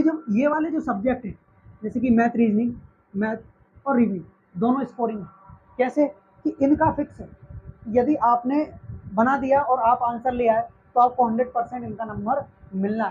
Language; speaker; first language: Hindi; native; Hindi